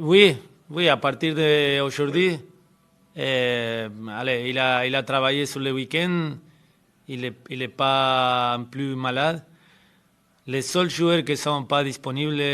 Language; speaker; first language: French; non-native, fluent; Spanish